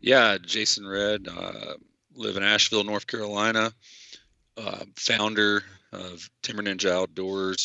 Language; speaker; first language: English; native; English